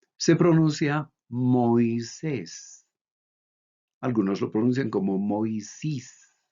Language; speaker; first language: Spanish; native; Spanish